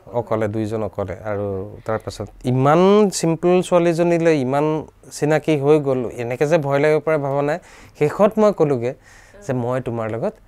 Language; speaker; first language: Assamese; native; Assamese